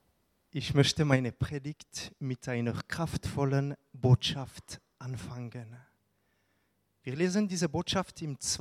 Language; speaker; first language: German; non-native, local second language; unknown